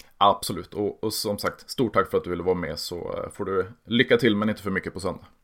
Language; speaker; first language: Swedish; native; Swedish